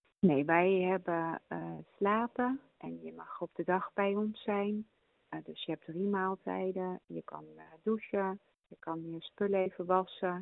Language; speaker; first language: Dutch; native; Dutch